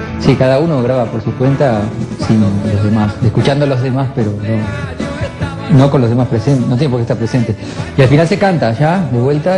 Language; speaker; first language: Spanish; native; Spanish